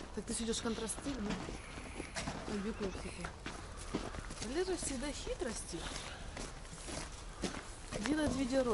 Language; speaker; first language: Russian; native; Russian